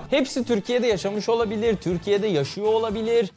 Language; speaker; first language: Turkish; native; Turkish